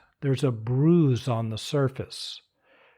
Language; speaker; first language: English; native; English